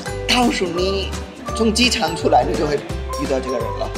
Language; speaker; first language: Chinese; non-native, fluent; Hindi